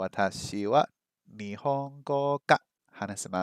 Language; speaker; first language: Japanese; non-native, learner; English